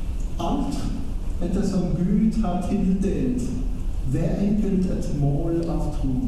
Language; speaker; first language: Norwegian; non-native, fluent; German